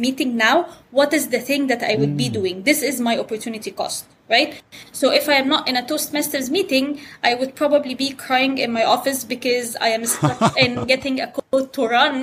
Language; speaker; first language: English; non-native, fluent; Arabic